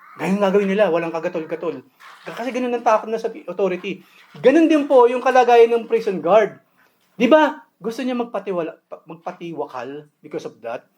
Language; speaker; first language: Filipino; native; Filipino